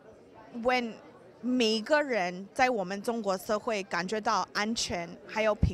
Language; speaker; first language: Chinese; early bilingual, heritage; English